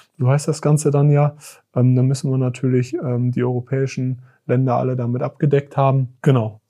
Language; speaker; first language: German; native; German